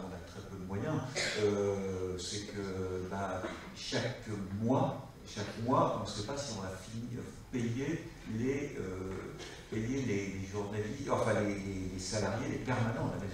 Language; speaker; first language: French; native; French